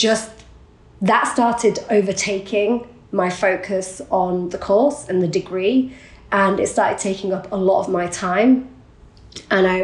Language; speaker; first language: English; native; English